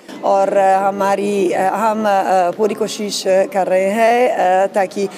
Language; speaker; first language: Hindi; non-native, fluent; Italian